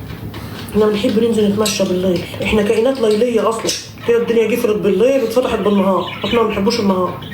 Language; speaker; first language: Arabic; native; Arabic